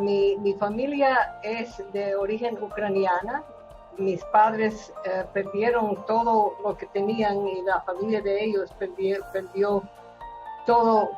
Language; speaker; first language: Spanish; non-native, fluent; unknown